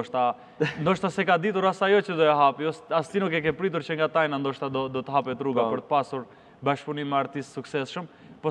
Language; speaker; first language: Albanian; native; Albanian